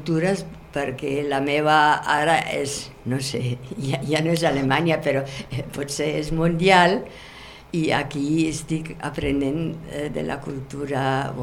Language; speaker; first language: Catalan; non-native, fluent; German